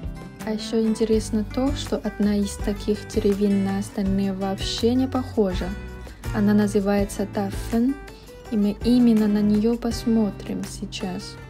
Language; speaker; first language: Russian; non-native, fluent; Chinese